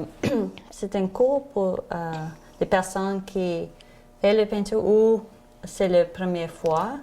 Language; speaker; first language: French; non-native, learner; English